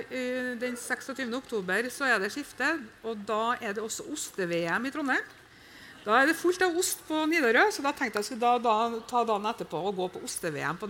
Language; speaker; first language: Norwegian; native; Norwegian